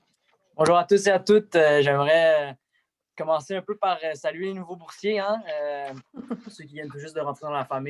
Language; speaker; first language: French; native; French